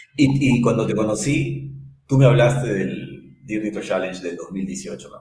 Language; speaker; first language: Spanish; native; Spanish